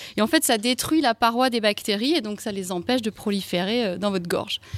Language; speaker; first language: French; native; French